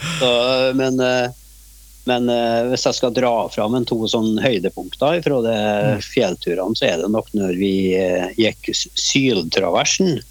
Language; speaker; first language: Norwegian; native; Norwegian